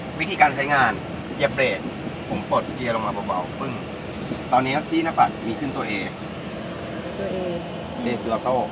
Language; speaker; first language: Thai; native; Thai